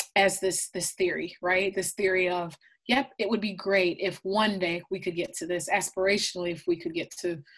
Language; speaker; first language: English; native; English